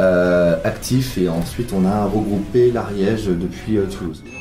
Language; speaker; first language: French; native; French